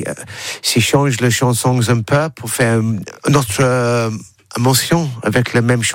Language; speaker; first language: French; non-native, learner; English